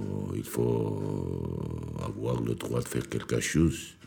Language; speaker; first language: French; non-native, learner; Georgian